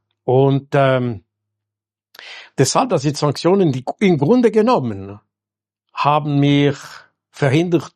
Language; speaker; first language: German; non-native, local second language; French